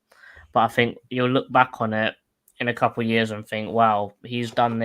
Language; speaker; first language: English; native; English